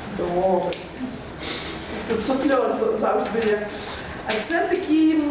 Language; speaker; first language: Ukrainian; native; Ukrainian